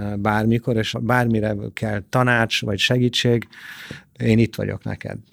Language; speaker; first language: Hungarian; non-native, fluent; Italian